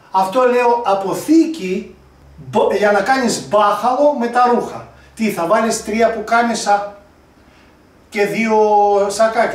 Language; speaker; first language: Greek; non-native, fluent; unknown